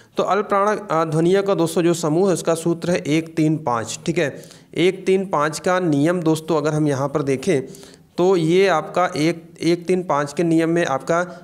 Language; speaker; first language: Hindi; native; Hindi